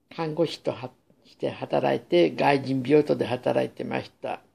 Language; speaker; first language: Japanese; native; Japanese